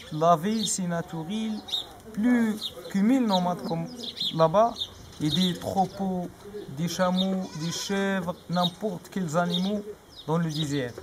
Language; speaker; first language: French; non-native, learner; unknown